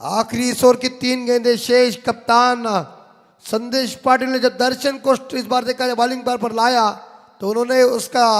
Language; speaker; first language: Hindi; non-native, local second language; Marathi